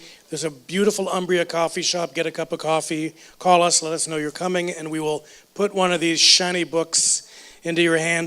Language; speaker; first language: English; native; English